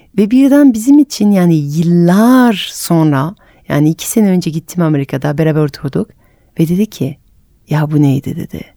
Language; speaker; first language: Turkish; non-native, fluent; French